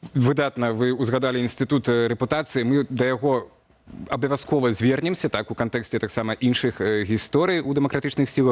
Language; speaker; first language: Belarusian; native; Belarusian